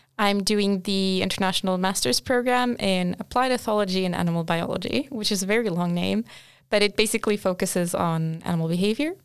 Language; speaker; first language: English; non-native, fluent; Portuguese